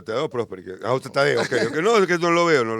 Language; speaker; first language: Spanish; native; Spanish